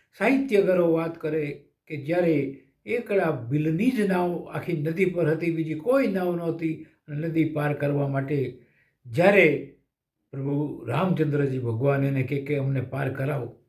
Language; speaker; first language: Gujarati; native; Gujarati